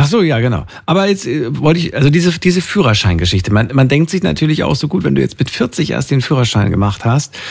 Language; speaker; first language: German; native; German